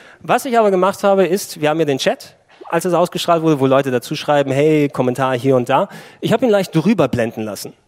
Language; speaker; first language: German; early bilingual, other home language; Greek